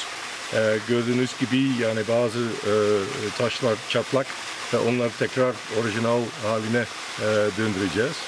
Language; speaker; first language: Turkish; non-native, fluent; Dutch